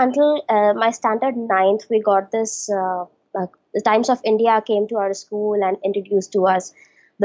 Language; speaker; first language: English; non-native, local second language; Hindi